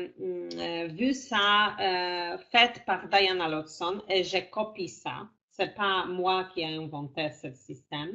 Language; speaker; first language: French; non-native, fluent; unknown